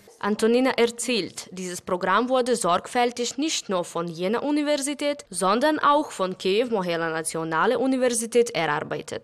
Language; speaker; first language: German; non-native, fluent; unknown